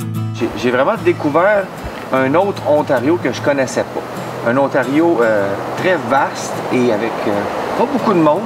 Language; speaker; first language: French; native; French